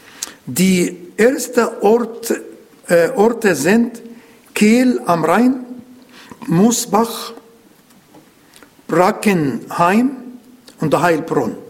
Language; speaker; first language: German; non-native, learner; Arabic